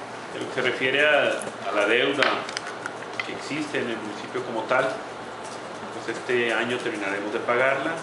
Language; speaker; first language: Spanish; native; Spanish